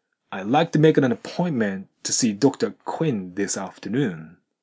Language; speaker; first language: English; non-native, fluent; Japanese